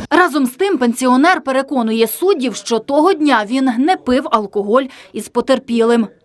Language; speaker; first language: Ukrainian; native; Ukrainian